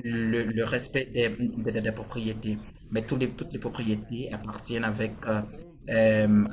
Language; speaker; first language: French; non-native, fluent; Portuguese